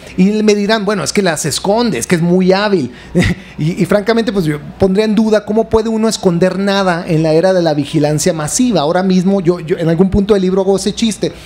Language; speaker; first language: Spanish; native; Spanish